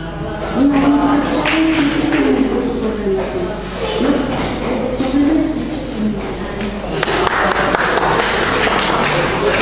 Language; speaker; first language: Bulgarian; native; Bulgarian